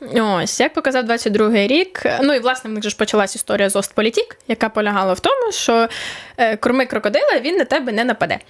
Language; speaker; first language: Ukrainian; native; Ukrainian